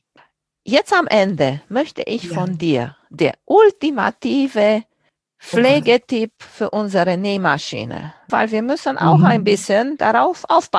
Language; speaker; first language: German; non-native, fluent; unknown